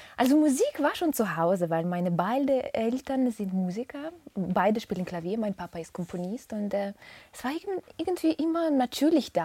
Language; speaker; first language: German; non-native, fluent; Russian